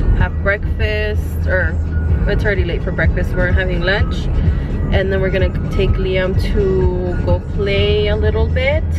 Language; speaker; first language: English; early bilingual, other home language; Spanish